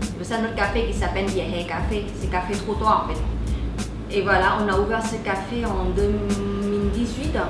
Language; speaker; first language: French; non-native, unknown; Vietnamese